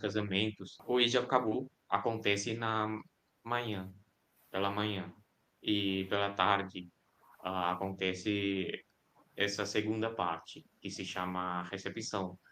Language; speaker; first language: Portuguese; non-native, fluent; Indonesian